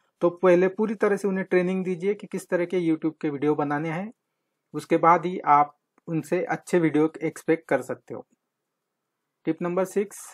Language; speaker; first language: Hindi; non-native, local second language; Marathi